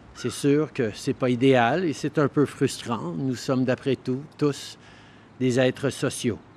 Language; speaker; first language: French; early bilingual, heritage; French